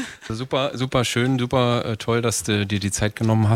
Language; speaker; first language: German; native; German